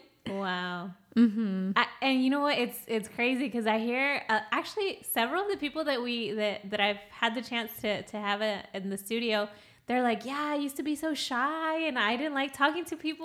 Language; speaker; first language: English; early bilingual, other home language; Spanish